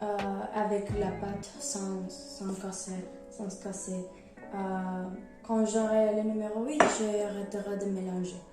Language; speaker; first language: French; non-native, learner; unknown